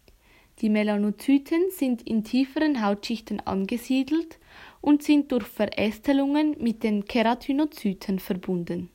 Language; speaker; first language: German; native; German